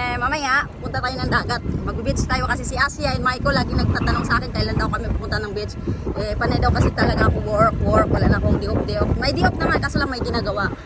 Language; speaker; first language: Filipino; native; Filipino